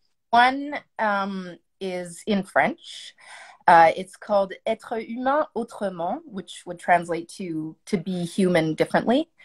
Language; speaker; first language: English; early bilingual, other home language; French